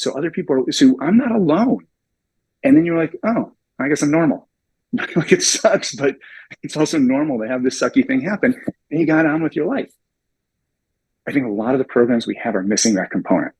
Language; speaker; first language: English; native; English